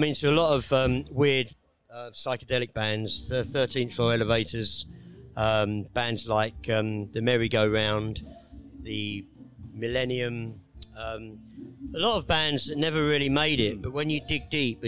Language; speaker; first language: English; native; English